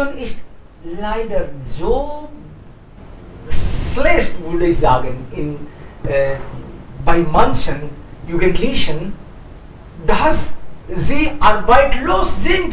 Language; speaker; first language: German; non-native, fluent; Hindi